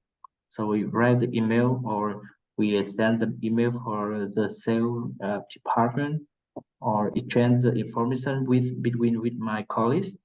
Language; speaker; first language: English; non-native, learner; Vietnamese